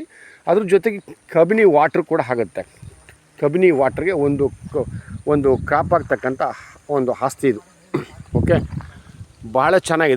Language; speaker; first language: Kannada; native; Kannada